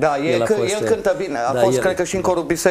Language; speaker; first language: Romanian; native; Romanian